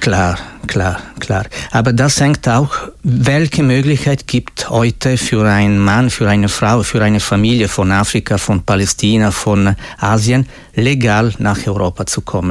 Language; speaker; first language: German; non-native, fluent; Italian